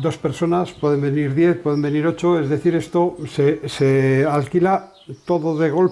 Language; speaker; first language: Spanish; native; Spanish